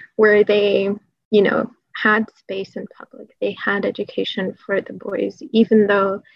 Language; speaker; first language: English; early bilingual, other home language; Persian